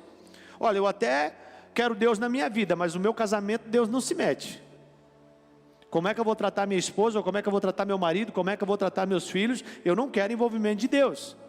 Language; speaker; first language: Portuguese; native; Portuguese